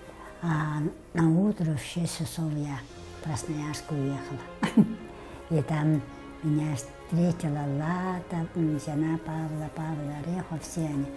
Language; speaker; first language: Russian; non-native, local second language; Tuvinian